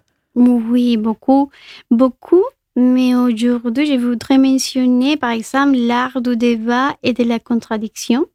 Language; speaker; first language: French; non-native, fluent; Spanish